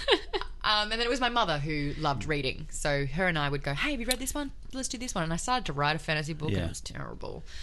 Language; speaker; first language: English; native; English